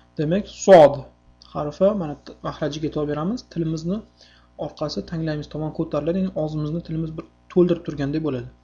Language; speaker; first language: Uzbek; native; Uzbek